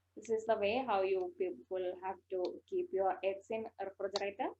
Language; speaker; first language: English; non-native, local second language; Malayalam